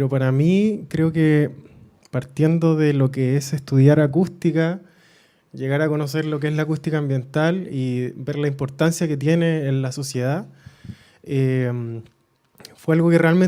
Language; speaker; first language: Spanish; native; Spanish